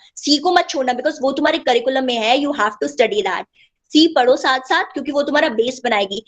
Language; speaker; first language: Hindi; native; Hindi